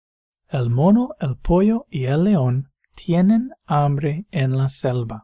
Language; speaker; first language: Spanish; non-native, fluent; English